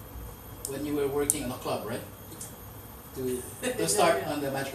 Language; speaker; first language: English; non-native, fluent; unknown